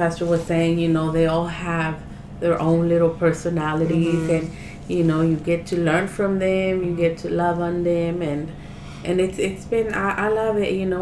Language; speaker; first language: English; early bilingual, other home language; Spanish